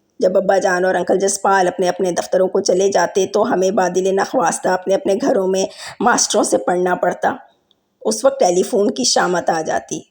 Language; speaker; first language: Urdu; native; Urdu